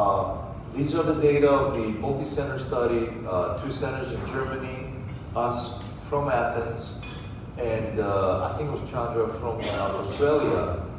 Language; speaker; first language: English; non-native, fluent; Greek